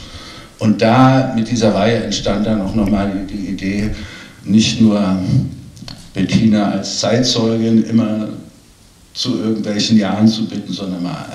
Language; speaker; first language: German; native; German